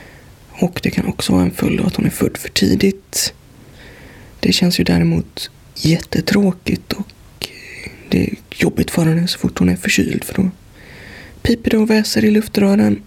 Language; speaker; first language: Swedish; native; Swedish